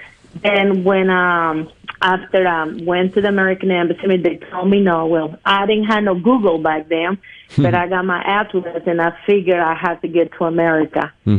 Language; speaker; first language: English; non-native, fluent; Spanish